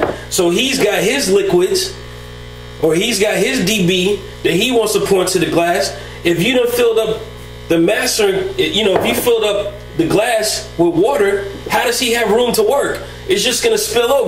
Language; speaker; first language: English; native; English